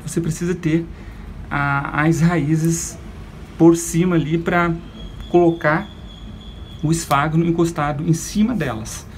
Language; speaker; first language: Portuguese; native; Portuguese